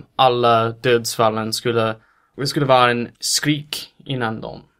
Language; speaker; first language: Swedish; non-native, fluent; English